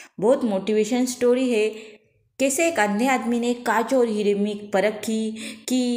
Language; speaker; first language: Hindi; non-native, local second language; Marathi